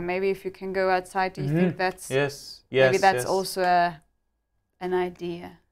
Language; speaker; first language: English; non-native, fluent; German